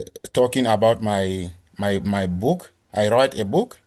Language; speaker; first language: English; non-native, learner; French